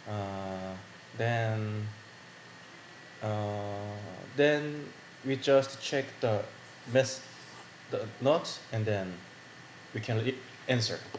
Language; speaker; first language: English; non-native, learner; Korean